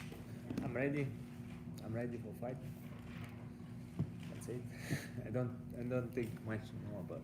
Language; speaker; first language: English; non-native, learner; Russian